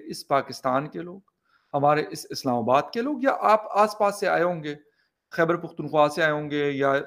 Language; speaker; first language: Hindi; native; Hindi